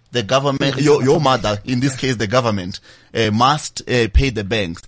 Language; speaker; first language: English; non-native, local second language; Venda